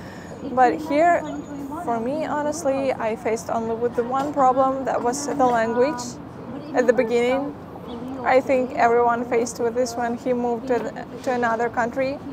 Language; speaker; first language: English; non-native, fluent; Ukrainian